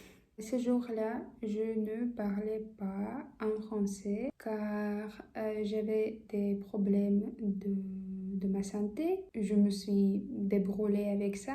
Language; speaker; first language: French; non-native, fluent; Russian